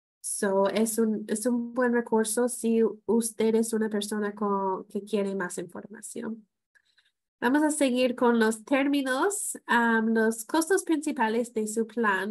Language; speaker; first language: Spanish; non-native, fluent; English